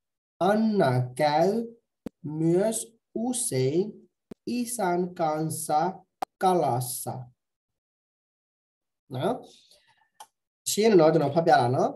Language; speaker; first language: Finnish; non-native, fluent; Burmese